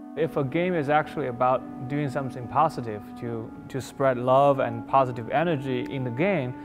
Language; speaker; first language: English; non-native, fluent; Chinese